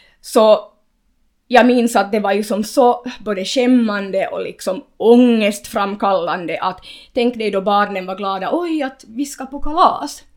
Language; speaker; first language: Swedish; native; Swedish